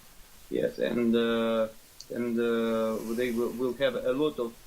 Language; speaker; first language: English; non-native, learner; Russian